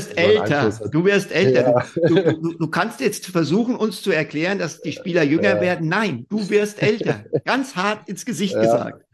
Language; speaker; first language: German; native; German